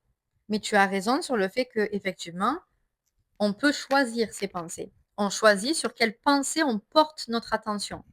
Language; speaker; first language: French; native; French